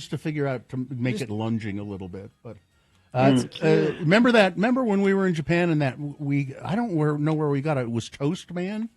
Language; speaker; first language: English; native; English